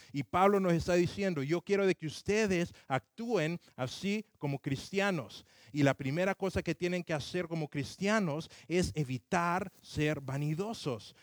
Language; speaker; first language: Spanish; early bilingual, other home language; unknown